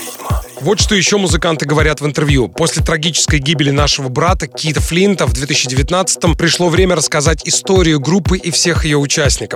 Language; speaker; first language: Russian; native; Russian